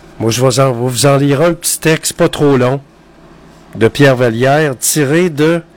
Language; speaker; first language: French; native; French